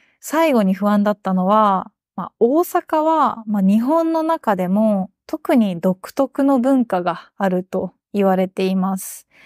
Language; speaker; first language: Japanese; native; Japanese